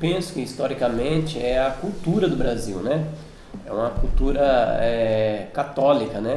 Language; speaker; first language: Portuguese; native; Portuguese